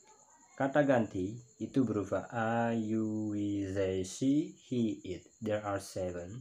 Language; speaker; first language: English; non-native, learner; Indonesian